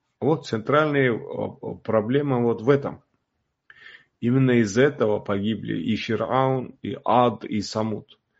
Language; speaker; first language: Russian; non-native, local second language; Uzbek